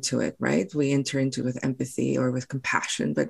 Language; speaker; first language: English; non-native, local second language; Afrikaans